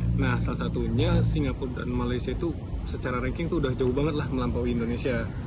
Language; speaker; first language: Indonesian; native; Indonesian